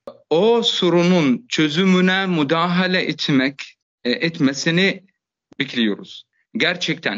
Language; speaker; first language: Turkish; non-native, fluent; Arabic